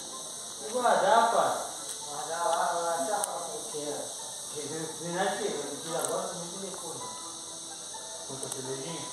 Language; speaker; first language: Portuguese; native; Portuguese